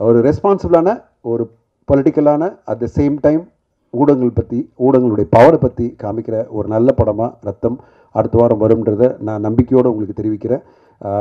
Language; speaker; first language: Tamil; native; Tamil